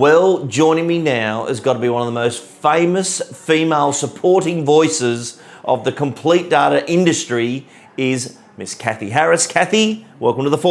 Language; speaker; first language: English; native; English